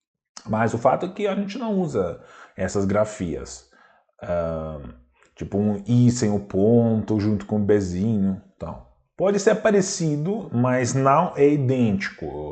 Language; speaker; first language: Portuguese; non-native, fluent; Russian